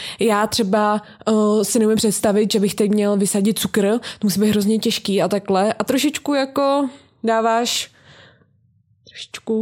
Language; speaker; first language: Czech; native; Czech